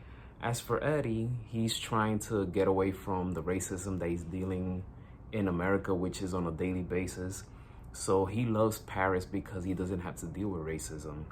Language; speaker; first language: English; native; English